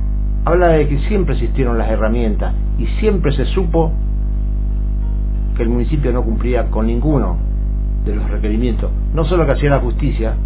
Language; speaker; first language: Spanish; native; Spanish